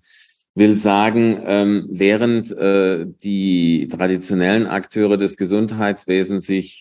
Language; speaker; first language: German; native; German